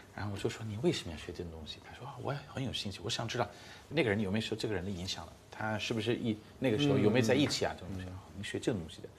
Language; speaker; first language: Chinese; non-native, fluent; English